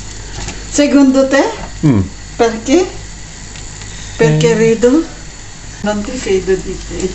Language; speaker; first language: Italian; non-native, learner; Filipino